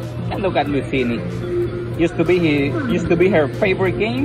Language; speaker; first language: English; non-native, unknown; Spanish